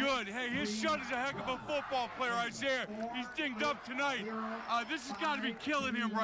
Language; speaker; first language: English; native; English